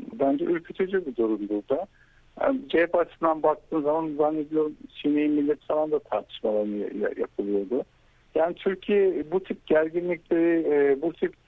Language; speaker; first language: Turkish; native; Turkish